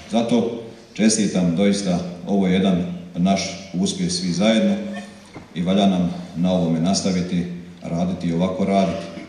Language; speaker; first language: Bosnian; native; Bosnian